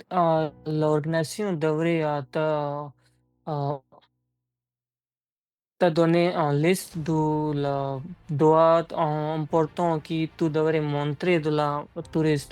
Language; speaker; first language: French; non-native, learner; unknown